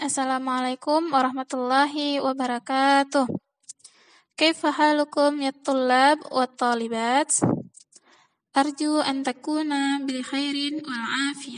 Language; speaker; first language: Arabic; non-native, fluent; Indonesian